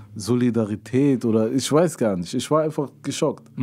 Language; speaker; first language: German; native; German